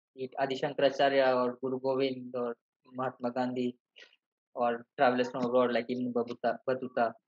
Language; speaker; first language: English; non-native, local second language; Malayalam